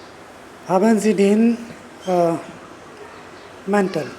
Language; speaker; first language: German; non-native, learner; Urdu